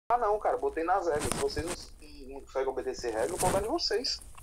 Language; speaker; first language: Portuguese; native; Portuguese